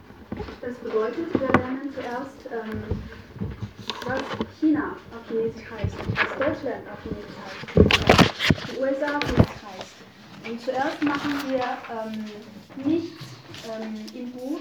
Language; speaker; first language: German; non-native, fluent; Chinese